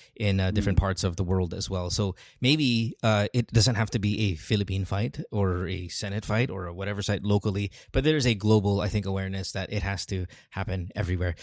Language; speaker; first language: English; non-native, local second language; Filipino